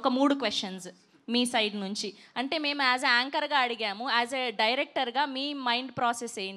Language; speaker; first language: Telugu; native; Telugu